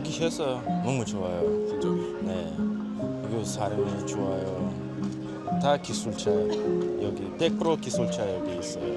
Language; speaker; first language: Korean; non-native, learner; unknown